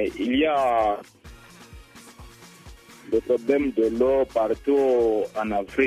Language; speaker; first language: French; non-native, learner; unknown